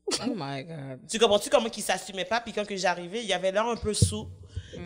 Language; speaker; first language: French; native; French